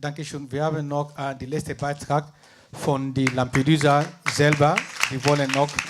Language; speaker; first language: German; non-native, fluent; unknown